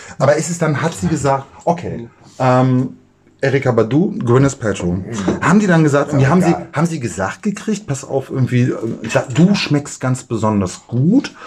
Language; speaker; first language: German; native; German